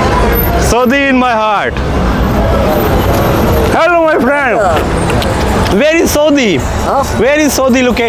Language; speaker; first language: English; non-native, local second language; Urdu